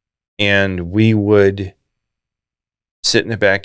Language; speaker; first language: English; native; English